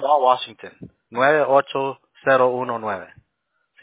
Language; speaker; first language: Spanish; non-native, learner; English